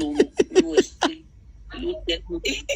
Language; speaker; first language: English; non-native, learner; Fang